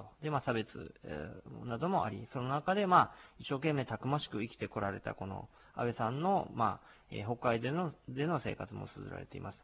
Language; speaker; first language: Japanese; native; Japanese